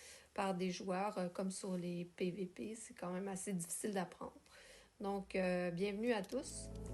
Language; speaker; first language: French; native; French